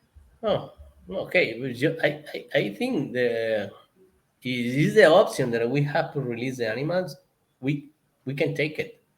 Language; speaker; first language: English; non-native, learner; Spanish